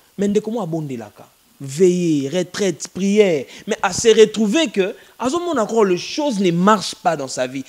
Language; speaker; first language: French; non-native, local second language; Lingala